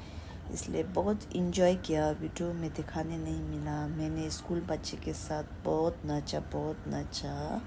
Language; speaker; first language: Hindi; non-native, fluent; Tibetan